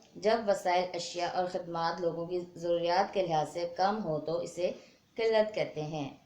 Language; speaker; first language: Urdu; non-native, local second language; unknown